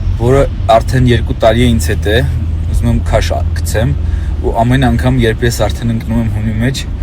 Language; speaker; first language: Armenian; native; Armenian